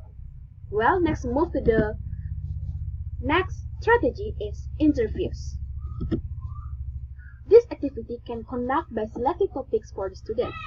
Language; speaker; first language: English; non-native, learner; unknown